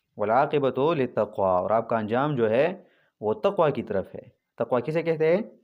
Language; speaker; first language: Urdu; non-native, local second language; Pashto